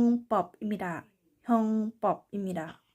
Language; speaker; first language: Korean; non-native, learner; Thai